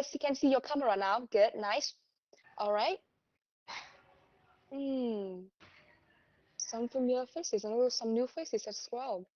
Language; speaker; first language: English; non-native, fluent; Vietnamese